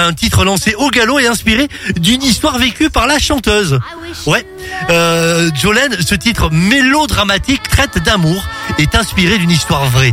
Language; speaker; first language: French; native; French